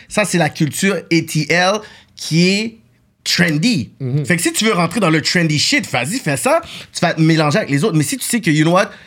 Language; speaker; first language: French; native; French